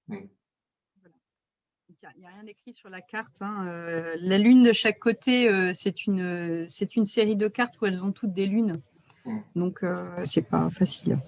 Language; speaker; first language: French; native; French